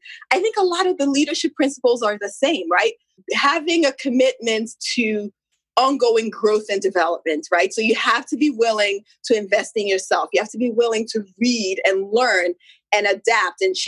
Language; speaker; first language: English; non-native, local second language; Igbo